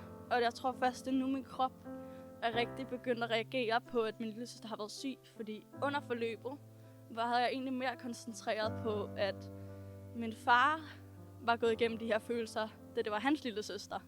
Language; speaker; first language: Danish; native; Danish